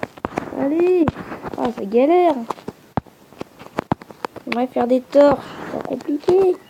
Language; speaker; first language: French; native; French